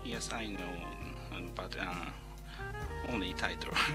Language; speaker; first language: English; non-native, learner; Japanese